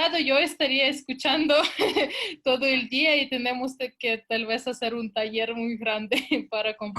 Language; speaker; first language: Spanish; native; Spanish